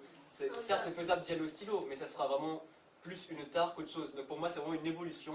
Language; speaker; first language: French; native; French